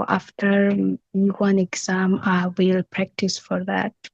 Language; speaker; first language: English; non-native, learner; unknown